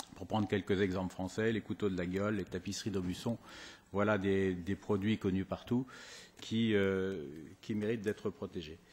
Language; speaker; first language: French; native; French